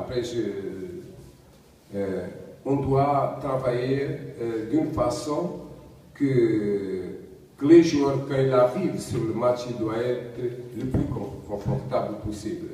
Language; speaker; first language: French; non-native, learner; Portuguese